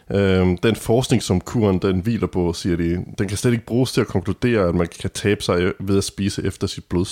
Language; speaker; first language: Danish; native; Danish